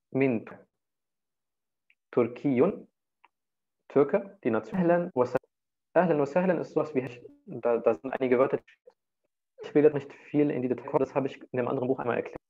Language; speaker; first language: German; early bilingual, other home language; Turkish